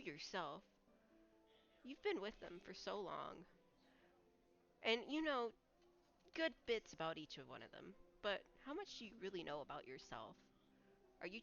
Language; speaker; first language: English; native; English